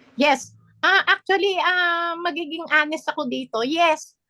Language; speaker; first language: Filipino; native; Filipino